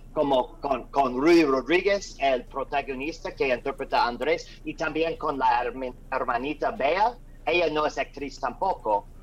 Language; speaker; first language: Spanish; non-native, learner; English